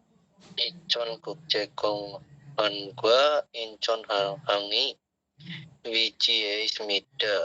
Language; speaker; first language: Korean; non-native, learner; Indonesian